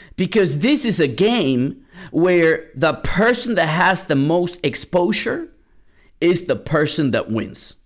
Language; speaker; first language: English; early bilingual, other home language; Spanish